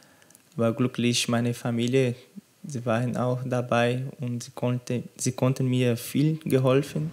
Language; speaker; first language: German; non-native, learner; Portuguese